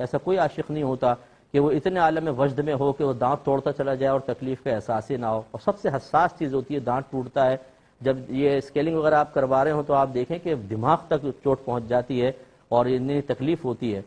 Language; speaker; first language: Urdu; native; Urdu